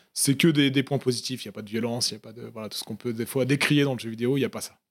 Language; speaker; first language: French; native; French